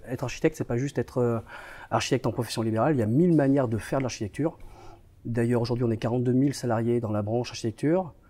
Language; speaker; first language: French; native; French